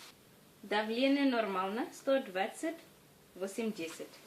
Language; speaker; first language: Russian; non-native, learner; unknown